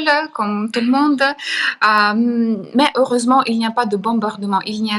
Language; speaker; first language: French; non-native, fluent; Ukrainian